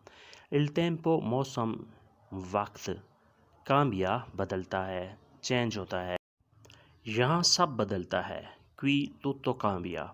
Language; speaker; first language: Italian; non-native, learner; Urdu